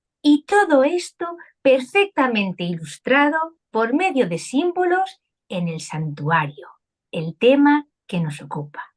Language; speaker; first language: Spanish; native; Spanish